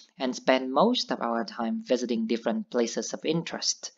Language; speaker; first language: English; non-native, fluent; Vietnamese